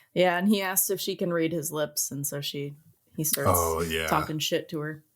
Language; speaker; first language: English; native; English